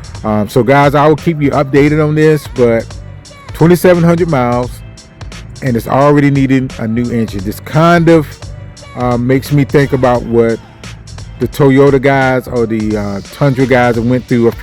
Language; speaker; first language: English; native; English